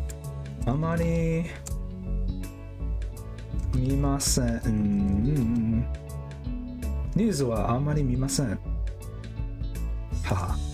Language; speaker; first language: Japanese; non-native, learner; English